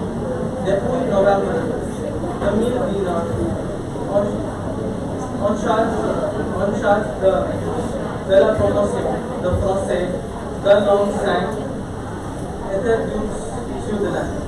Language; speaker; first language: French; non-native, learner; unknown